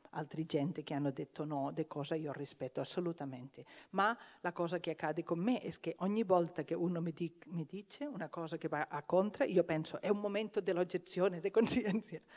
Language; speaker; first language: Italian; non-native, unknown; Catalan